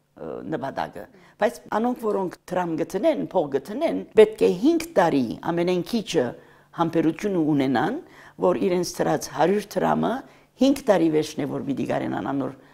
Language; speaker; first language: Armenian; early bilingual, heritage; Armenian